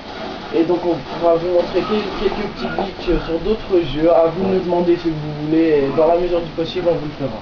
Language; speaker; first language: French; native; French